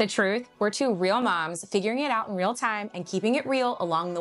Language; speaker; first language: English; native; English